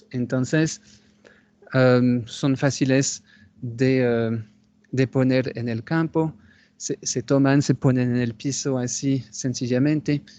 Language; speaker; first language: Spanish; non-native, fluent; French